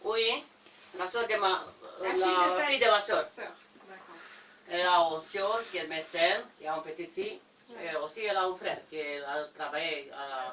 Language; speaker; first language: French; non-native, learner; Romanian